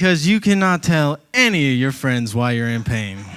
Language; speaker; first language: English; native; English